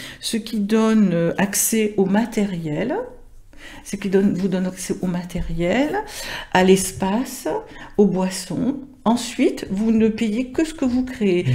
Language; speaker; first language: French; native; French